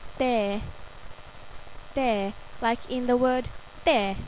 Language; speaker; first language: English; non-native, fluent; Finnish